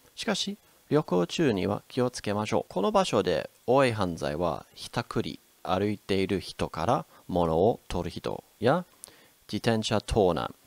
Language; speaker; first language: Japanese; non-native, fluent; English